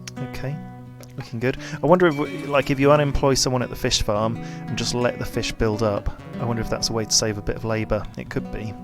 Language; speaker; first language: English; native; English